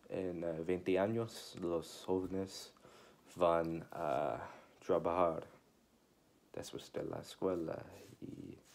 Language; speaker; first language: Spanish; non-native, learner; English